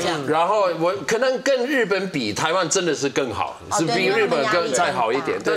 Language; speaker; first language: Chinese; non-native, fluent; German